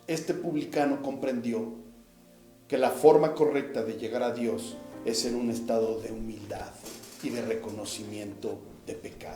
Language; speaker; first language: Spanish; native; Spanish